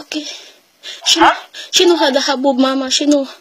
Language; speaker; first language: Arabic; non-native, learner; Filipino